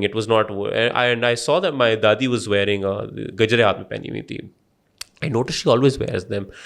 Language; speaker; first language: English; non-native, local second language; Urdu